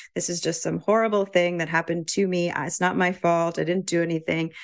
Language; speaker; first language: English; native; English